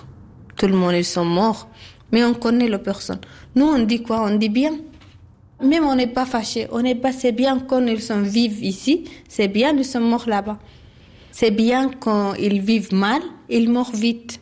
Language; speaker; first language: French; non-native, learner; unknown